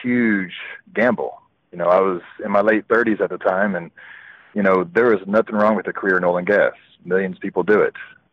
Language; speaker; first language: English; native; English